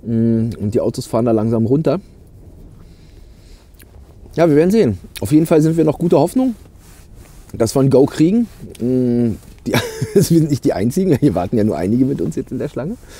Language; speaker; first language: German; native; German